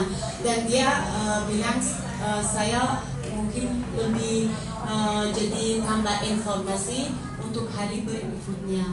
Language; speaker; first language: Indonesian; non-native, fluent; Persian